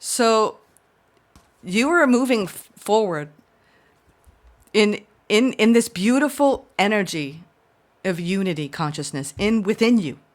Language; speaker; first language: English; native; English